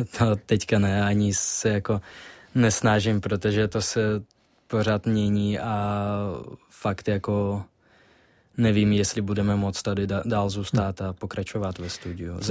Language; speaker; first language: Czech; non-native, fluent; Russian